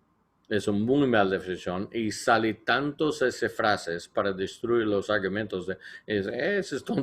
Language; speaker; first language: Spanish; non-native, learner; English